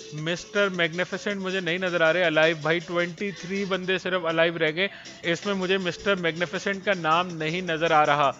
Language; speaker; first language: Urdu; native; Urdu